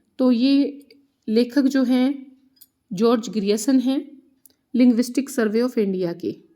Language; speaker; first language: Hindi; native; Hindi